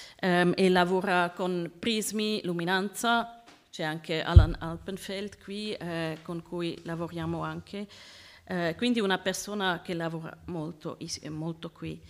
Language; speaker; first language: Italian; non-native, learner; Swiss German